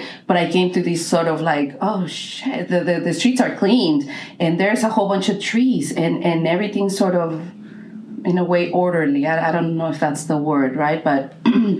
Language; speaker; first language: English; non-native, fluent; Spanish